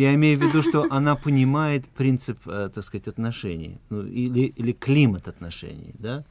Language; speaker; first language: Russian; native; Russian